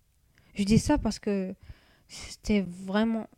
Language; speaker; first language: French; non-native, learner; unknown